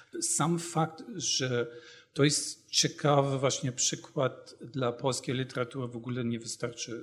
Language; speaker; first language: Polish; non-native, fluent; German